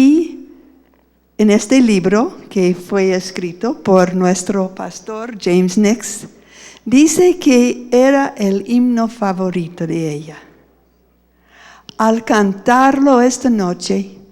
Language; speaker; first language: Spanish; non-native, fluent; English